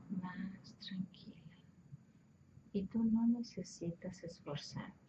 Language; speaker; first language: Spanish; native; Spanish